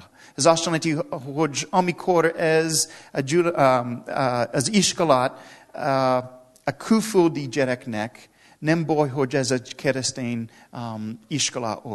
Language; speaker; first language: Hungarian; non-native, learner; English